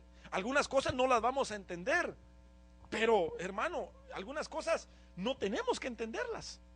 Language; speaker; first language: Spanish; native; Spanish